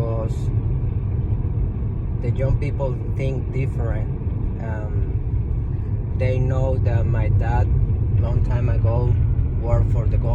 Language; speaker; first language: English; non-native, learner; Spanish